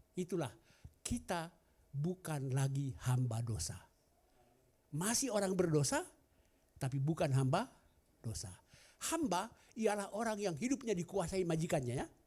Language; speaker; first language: Indonesian; non-native, local second language; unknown